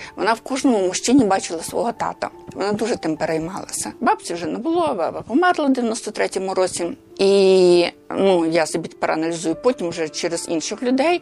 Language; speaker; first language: Ukrainian; native; Ukrainian